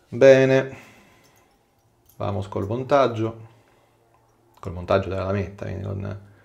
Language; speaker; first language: Italian; native; Italian